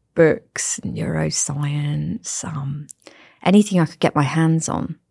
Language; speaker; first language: English; native; English